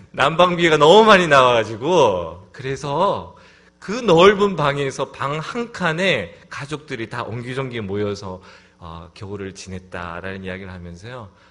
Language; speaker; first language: Korean; native; Korean